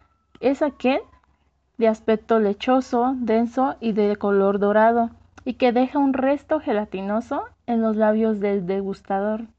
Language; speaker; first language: Spanish; native; Spanish